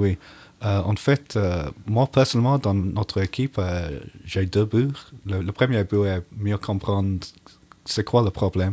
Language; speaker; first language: French; non-native, learner; English